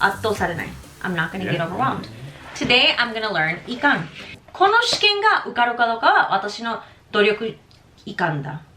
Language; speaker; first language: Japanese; non-native, fluent; English